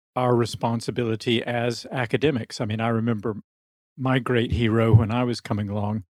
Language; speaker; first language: English; native; English